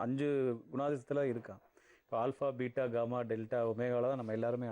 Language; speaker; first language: Tamil; native; Tamil